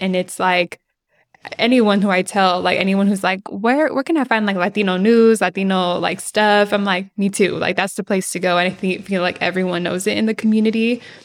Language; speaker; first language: English; early bilingual, other home language; Spanish